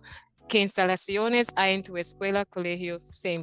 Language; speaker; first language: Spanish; non-native, fluent; English